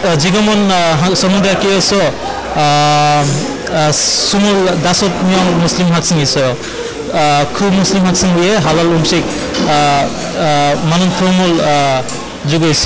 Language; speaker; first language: Korean; non-native, learner; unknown